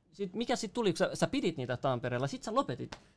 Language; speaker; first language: Finnish; native; Finnish